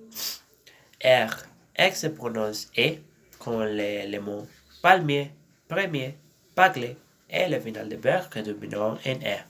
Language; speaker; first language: French; non-native, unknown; Spanish